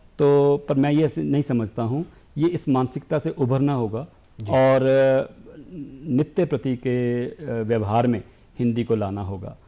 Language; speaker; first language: Hindi; native; Hindi